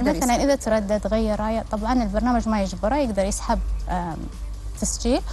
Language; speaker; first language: Arabic; native; Arabic